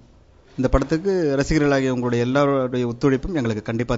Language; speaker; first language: Tamil; native; Tamil